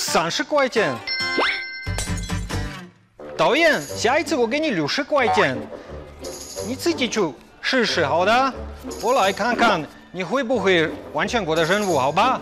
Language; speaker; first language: Chinese; non-native, learner; English